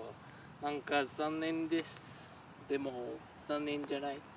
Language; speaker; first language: Japanese; non-native, learner; French